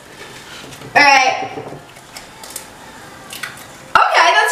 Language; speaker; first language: English; native; English